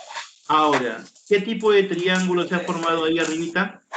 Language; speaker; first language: Spanish; native; Spanish